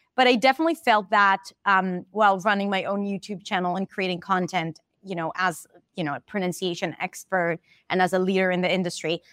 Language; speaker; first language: English; non-native, fluent; Hebrew